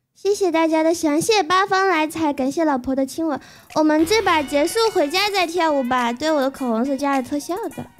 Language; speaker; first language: Chinese; native; Chinese